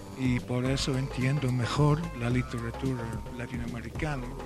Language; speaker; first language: Spanish; non-native, fluent; Welsh